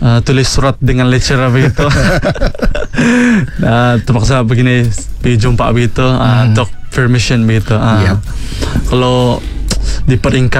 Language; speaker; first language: Malay; non-native, local second language; Central Dusun